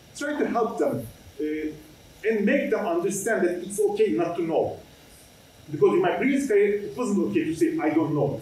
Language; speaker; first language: English; non-native, fluent; Turkish